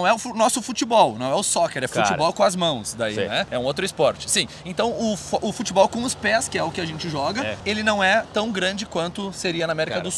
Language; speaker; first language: Portuguese; native; Portuguese